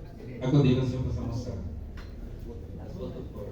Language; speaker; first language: Spanish; native; Spanish